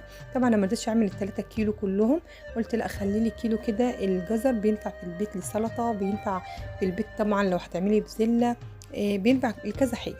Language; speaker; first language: Arabic; native; Arabic